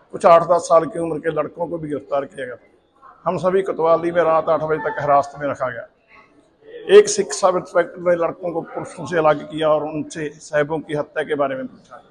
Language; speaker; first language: Hindi; non-native, local second language; Punjabi